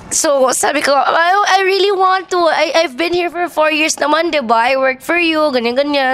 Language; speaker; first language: English; non-native, local second language; Cebuano